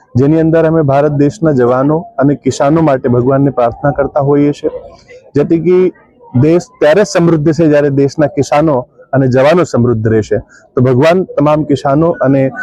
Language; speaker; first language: Gujarati; non-native, local second language; Sindhi